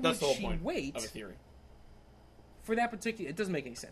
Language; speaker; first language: English; native; English